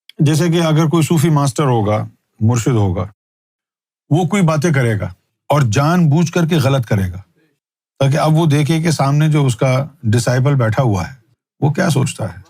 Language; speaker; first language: Urdu; native; Urdu